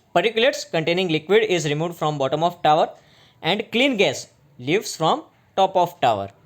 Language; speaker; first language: English; non-native, local second language; Gujarati